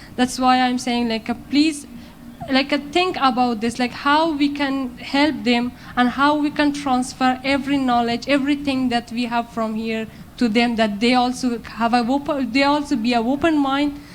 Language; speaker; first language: English; non-native, learner; Persian